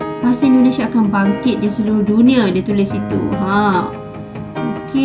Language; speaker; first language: Malay; native; Malay